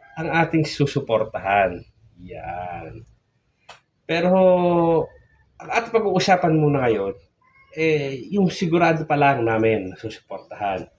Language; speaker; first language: Filipino; native; Filipino